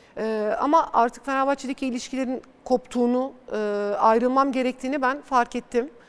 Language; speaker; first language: Turkish; early bilingual, other home language; Bulgarian